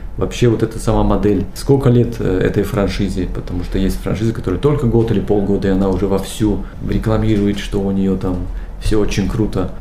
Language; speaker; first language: Russian; non-native, local second language; Tajik